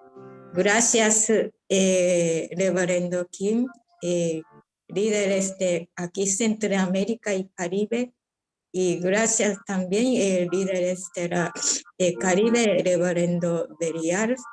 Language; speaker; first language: Spanish; non-native, fluent; Japanese